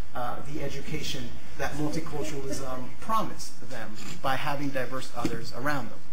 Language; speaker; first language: English; native; English